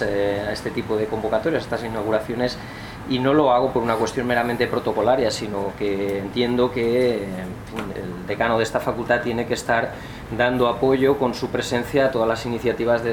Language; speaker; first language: Spanish; native; Spanish